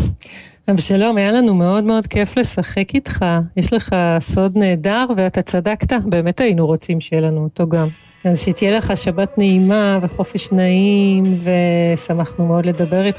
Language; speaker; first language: Hebrew; native; Hebrew